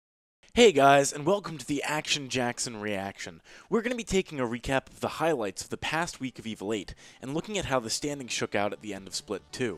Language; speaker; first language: English; native; English